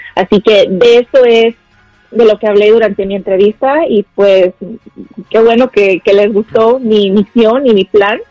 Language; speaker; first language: Spanish; native; Spanish